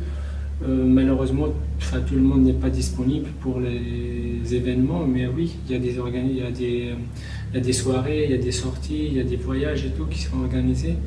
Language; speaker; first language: French; non-native, local second language; Kabyle